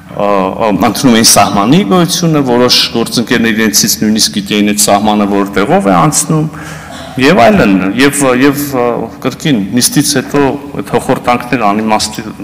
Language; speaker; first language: Armenian; native; Armenian